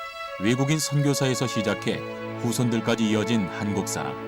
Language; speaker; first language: Korean; native; Korean